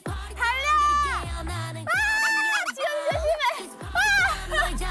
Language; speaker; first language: Korean; native; Korean